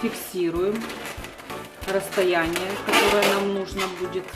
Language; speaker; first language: Russian; native; Russian